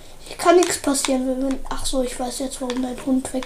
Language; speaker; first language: German; native; German